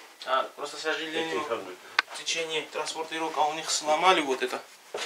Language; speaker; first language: Russian; non-native, learner; Georgian